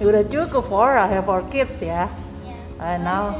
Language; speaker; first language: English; non-native, fluent; Indonesian